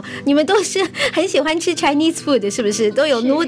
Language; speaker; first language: Chinese; native; Chinese